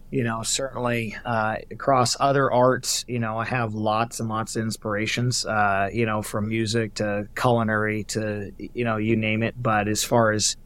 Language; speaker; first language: English; native; English